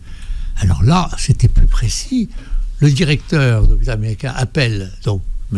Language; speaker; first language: French; native; French